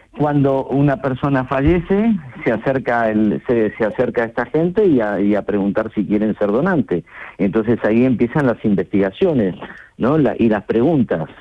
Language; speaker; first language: Spanish; native; Spanish